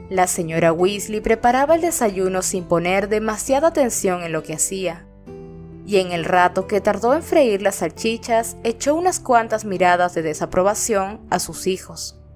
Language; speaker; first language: Spanish; native; Spanish